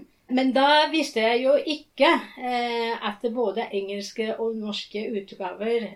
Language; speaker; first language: Norwegian; non-native, fluent; Japanese